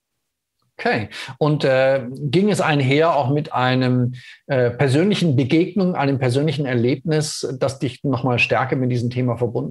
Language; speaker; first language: German; native; German